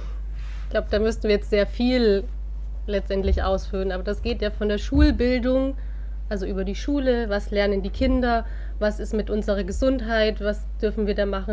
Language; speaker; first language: German; native; German